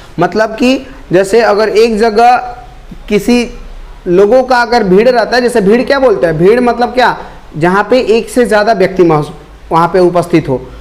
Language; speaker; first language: Hindi; native; Hindi